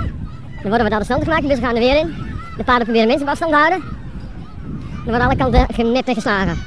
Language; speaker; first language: Dutch; native; Dutch